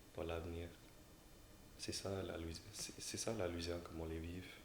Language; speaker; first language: French; early bilingual, other home language; English